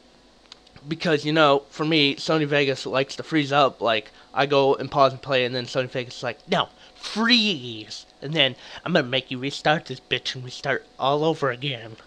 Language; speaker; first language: English; native; English